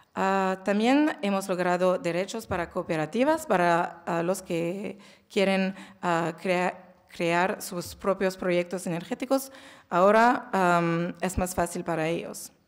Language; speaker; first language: Spanish; non-native, learner; French